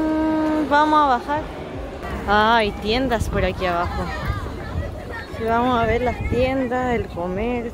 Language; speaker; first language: Spanish; native; Spanish